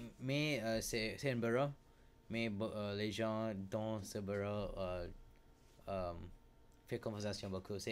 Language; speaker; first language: French; non-native, learner; English